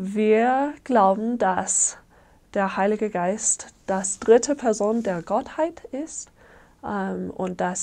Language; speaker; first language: German; non-native, fluent; English